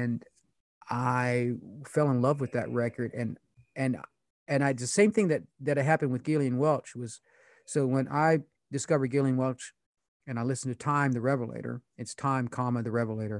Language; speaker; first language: English; early bilingual, other home language; Pennsylvania German